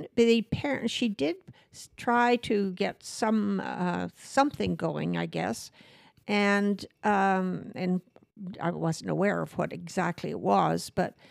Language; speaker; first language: English; native; English